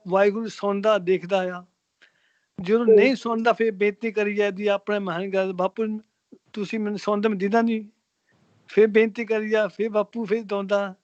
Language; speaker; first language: Punjabi; early bilingual, heritage; Punjabi